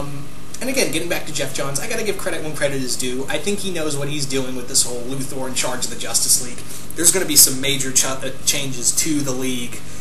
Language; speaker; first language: English; native; English